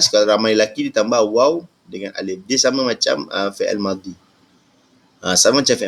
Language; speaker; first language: Malay; native; Malay